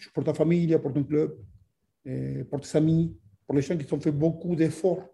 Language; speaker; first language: French; non-native, fluent; Spanish